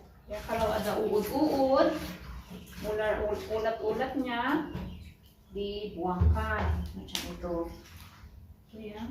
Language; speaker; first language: Indonesian; non-native, learner; Filipino